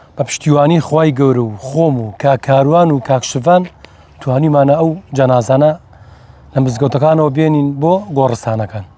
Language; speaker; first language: Central Kurdish; native; Central Kurdish